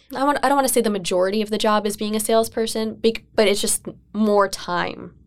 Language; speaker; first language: English; native; English